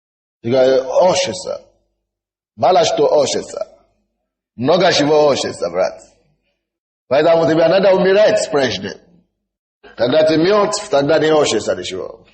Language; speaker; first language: Russian; non-native, fluent; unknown